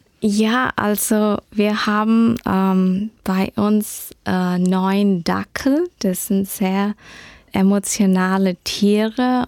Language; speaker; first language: German; early bilingual, heritage; German